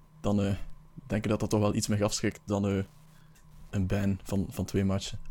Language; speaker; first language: Dutch; native; Dutch